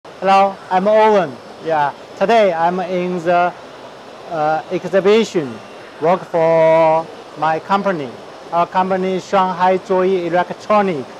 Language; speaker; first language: English; non-native, learner; Chinese